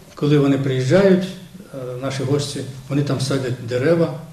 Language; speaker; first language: Ukrainian; native; Ukrainian